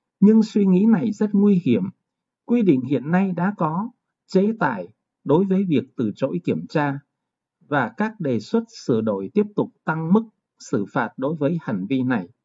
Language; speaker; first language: Vietnamese; native; Vietnamese